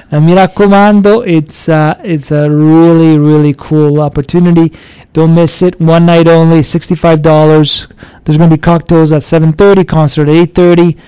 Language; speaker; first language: English; early bilingual, other home language; Italian